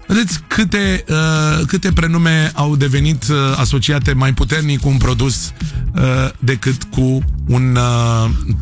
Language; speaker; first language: Romanian; native; Romanian